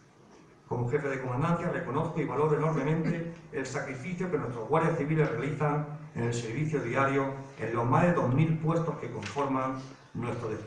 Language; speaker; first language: Spanish; native; Spanish